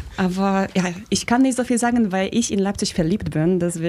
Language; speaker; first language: German; non-native, fluent; Polish